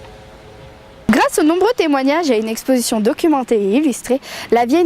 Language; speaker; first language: French; native; French